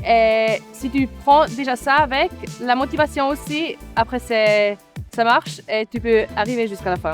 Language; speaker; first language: French; non-native, local second language; German